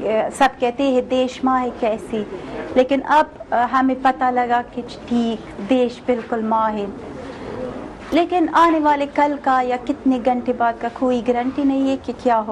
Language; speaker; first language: Hindi; non-native, learner; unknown